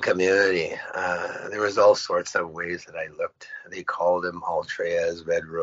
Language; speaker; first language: English; non-native, fluent; Cree